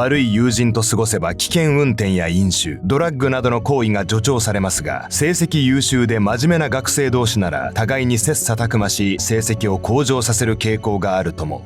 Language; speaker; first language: Japanese; native; Japanese